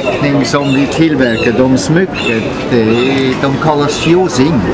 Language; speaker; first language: Swedish; non-native, fluent; German